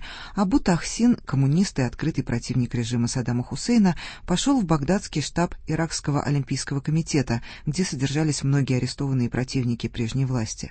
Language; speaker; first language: Russian; native; Russian